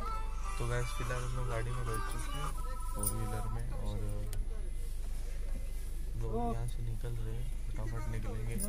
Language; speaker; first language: Hindi; native; Hindi